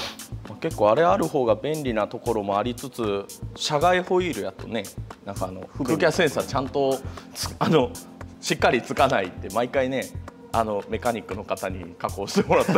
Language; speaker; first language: Japanese; native; Japanese